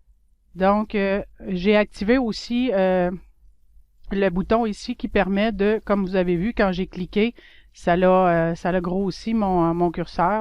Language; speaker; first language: French; native; French